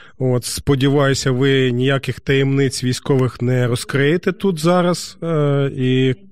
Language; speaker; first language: Ukrainian; native; Ukrainian